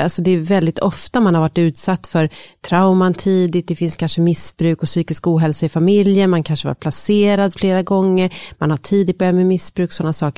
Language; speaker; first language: Swedish; native; Swedish